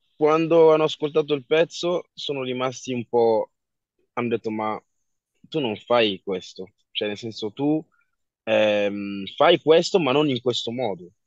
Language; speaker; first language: Italian; early bilingual, other home language; French